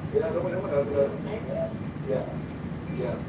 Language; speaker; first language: Vietnamese; native; Vietnamese